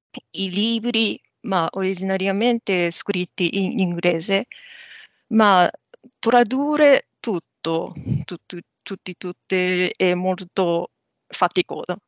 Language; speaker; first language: Italian; non-native, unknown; Japanese